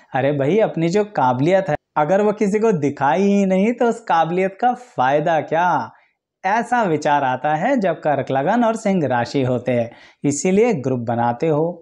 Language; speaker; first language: Hindi; native; Hindi